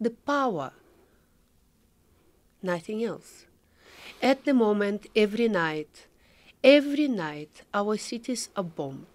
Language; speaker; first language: English; non-native, fluent; Ukrainian